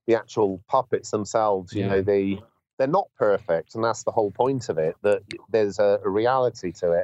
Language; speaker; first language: English; native; English